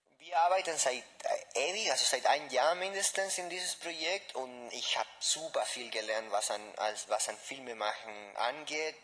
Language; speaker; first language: German; non-native, fluent; Spanish